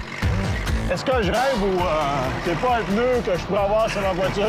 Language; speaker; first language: French; native; French